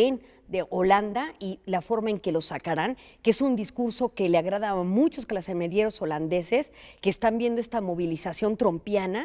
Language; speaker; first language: Spanish; native; Spanish